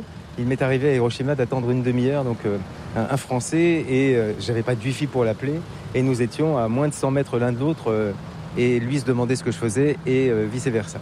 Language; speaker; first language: French; native; French